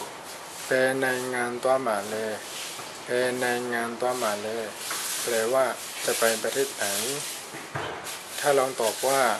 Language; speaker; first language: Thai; non-native, fluent; Burmese